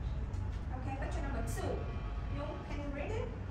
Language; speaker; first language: English; non-native, learner; Vietnamese